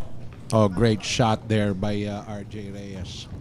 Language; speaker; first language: English; non-native, local second language; Filipino